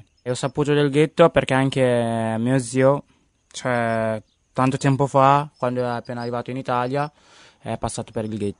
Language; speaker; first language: Italian; early bilingual, other home language; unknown